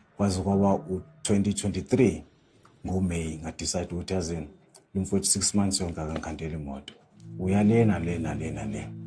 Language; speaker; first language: Zulu; native; Zulu